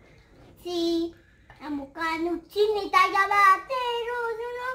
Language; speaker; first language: Spanish; early bilingual, heritage; Spanish